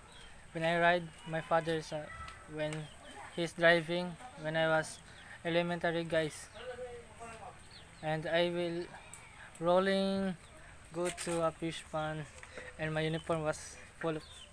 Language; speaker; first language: English; non-native, learner; Filipino